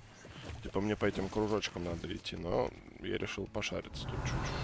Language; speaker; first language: Russian; native; Russian